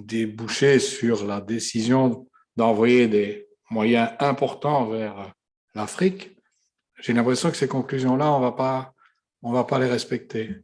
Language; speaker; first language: French; native; French